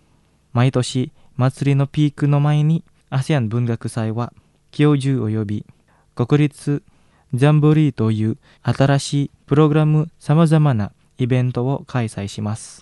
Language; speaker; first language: Japanese; non-native, fluent; Indonesian